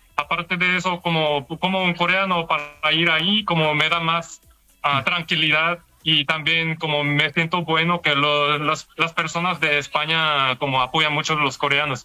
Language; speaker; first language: Spanish; non-native, learner; Korean